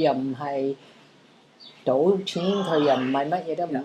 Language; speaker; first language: Cantonese; early bilingual, heritage; English